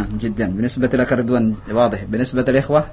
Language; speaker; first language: Arabic; non-native, fluent; Indonesian